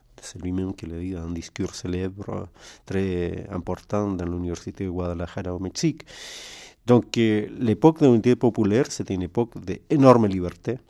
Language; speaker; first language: French; non-native, fluent; Spanish